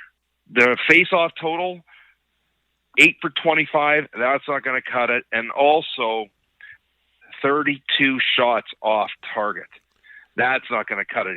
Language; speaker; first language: English; native; English